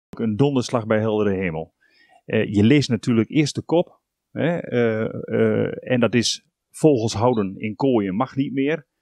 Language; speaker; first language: Dutch; native; Dutch